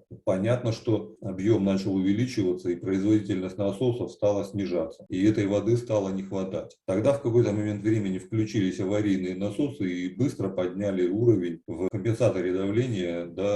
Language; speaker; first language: Russian; native; Russian